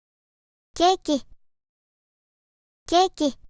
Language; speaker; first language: Japanese; native; Japanese